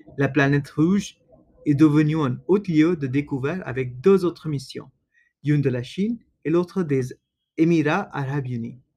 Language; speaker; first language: French; non-native, learner; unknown